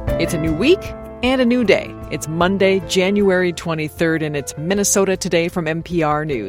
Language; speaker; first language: English; native; English